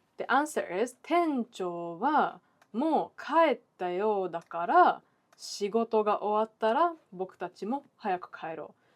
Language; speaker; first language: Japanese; early bilingual, heritage; English